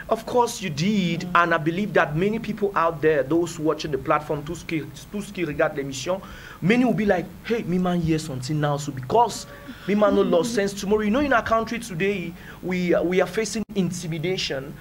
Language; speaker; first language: English; native; English